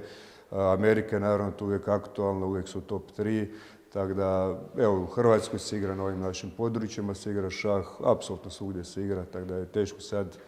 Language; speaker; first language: Croatian; native; Croatian